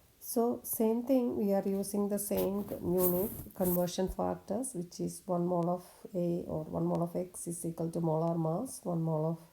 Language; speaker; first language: English; non-native, local second language; Malayalam